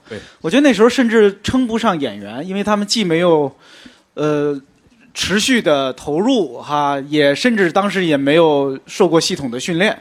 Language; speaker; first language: Chinese; native; Chinese